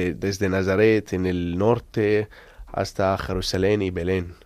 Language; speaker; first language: Spanish; non-native, learner; Arabic